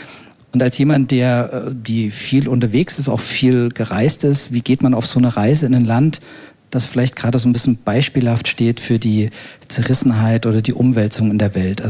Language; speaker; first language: German; native; German